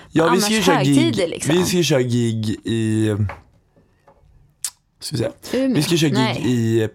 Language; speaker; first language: Swedish; native; Swedish